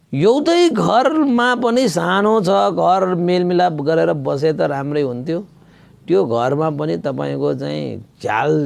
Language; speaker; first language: Nepali; non-native, local second language; Newari